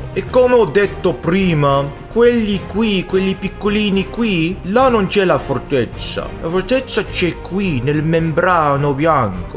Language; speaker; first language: Italian; non-native, learner; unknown